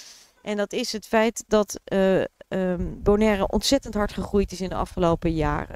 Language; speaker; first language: Dutch; native; Dutch